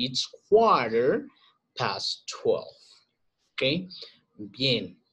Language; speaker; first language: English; non-native, learner; Spanish